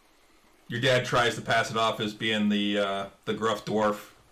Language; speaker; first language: English; native; English